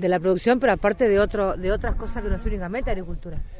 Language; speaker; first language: Spanish; native; Spanish